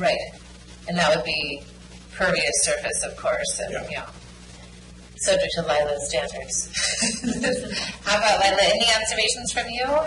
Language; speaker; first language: English; native; English